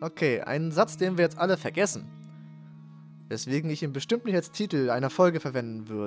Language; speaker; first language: German; native; German